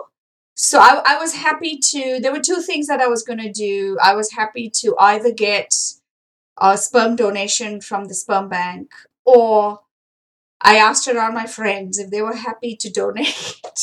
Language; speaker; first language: English; non-native, local second language; Marathi